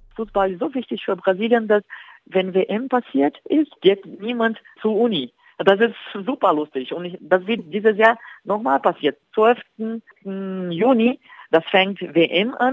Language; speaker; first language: German; non-native, fluent; Portuguese